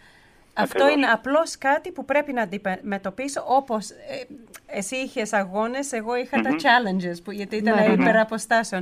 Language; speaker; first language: Greek; early bilingual, heritage; Greek